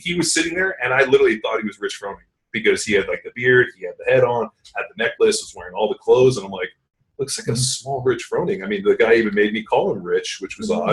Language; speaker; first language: English; native; English